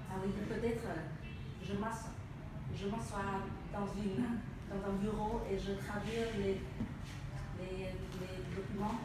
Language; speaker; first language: French; non-native, learner; Vietnamese